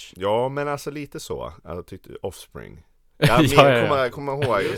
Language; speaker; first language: Swedish; native; Swedish